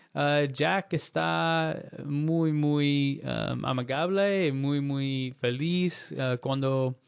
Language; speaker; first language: Spanish; non-native, learner; English